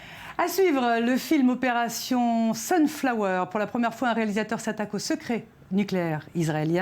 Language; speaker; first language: French; native; French